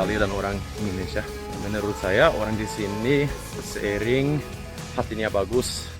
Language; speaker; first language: Indonesian; non-native, learner; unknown